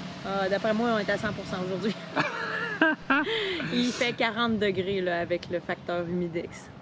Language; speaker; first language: French; native; French